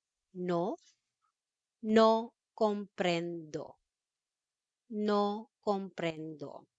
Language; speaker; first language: Spanish; non-native, fluent; Filipino